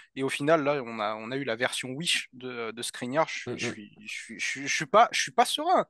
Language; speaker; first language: French; native; French